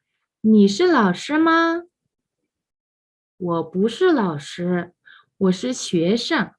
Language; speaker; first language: Chinese; non-native, fluent; Mongolian